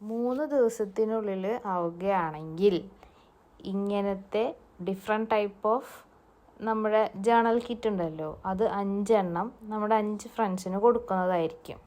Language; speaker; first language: Malayalam; native; Malayalam